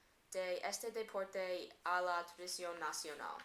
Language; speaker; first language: Spanish; non-native, learner; English